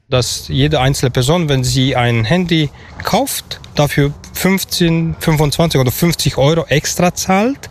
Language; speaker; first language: German; non-native, fluent; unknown